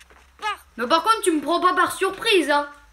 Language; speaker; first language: French; native; French